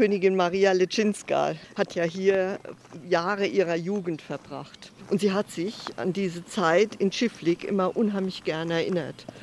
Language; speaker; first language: German; native; German